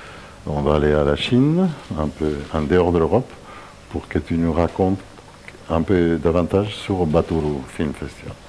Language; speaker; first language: French; non-native, fluent; Spanish